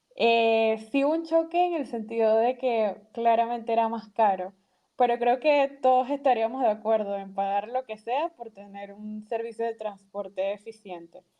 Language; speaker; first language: Spanish; native; Spanish